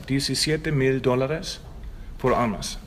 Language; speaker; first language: Spanish; non-native, learner; German